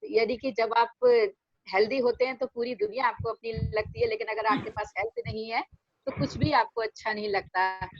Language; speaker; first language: Hindi; native; Hindi